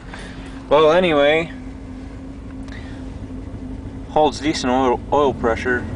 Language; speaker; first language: English; native; English